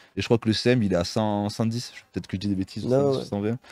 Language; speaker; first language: French; native; French